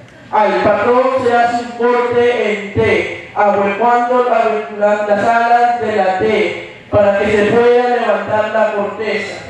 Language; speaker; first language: Spanish; native; Spanish